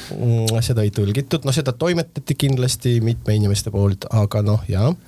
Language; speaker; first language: Estonian; non-native, local second language; Russian